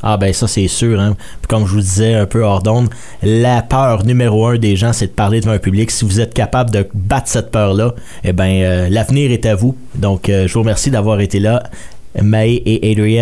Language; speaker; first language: French; native; French